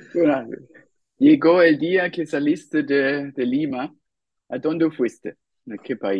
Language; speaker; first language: Spanish; non-native, fluent; German